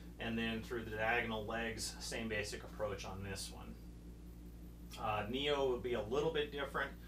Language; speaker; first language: English; native; English